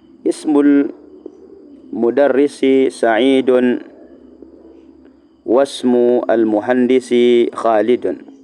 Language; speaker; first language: Arabic; non-native, fluent; Indonesian